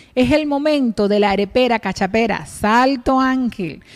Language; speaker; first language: Spanish; native; Spanish